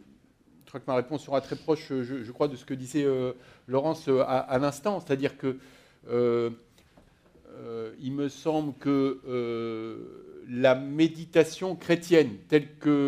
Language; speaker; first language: French; native; French